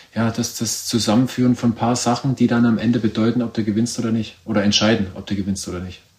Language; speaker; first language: German; native; German